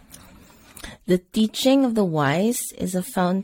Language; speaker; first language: English; non-native, local second language; Cebuano